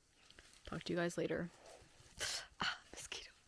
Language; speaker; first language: English; native; English